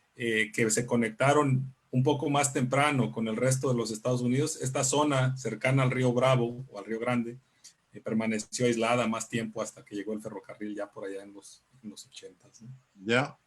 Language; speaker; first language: Spanish; native; Spanish